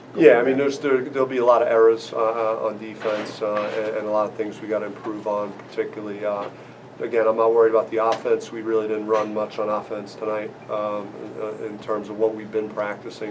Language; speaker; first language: English; native; English